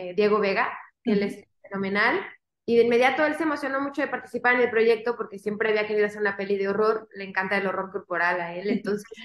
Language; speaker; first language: Spanish; native; Spanish